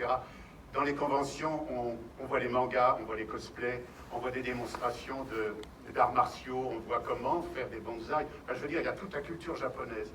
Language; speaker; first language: French; native; French